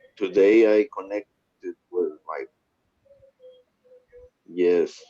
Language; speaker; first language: English; non-native, learner; Spanish